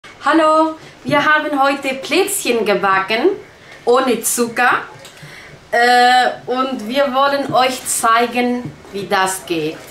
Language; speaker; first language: German; non-native, learner; Turkish